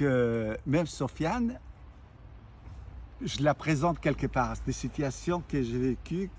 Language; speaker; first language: French; native; French